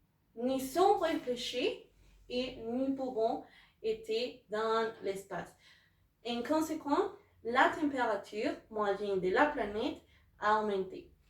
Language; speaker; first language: French; non-native, learner; Spanish